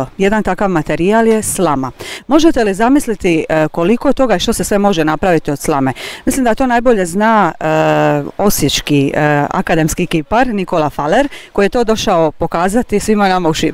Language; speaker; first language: Croatian; native; Croatian